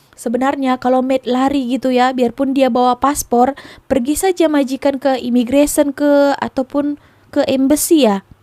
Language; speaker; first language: Indonesian; native; Indonesian